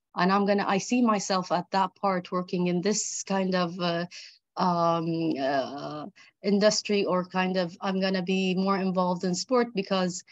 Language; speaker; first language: English; early bilingual, other home language; Arabic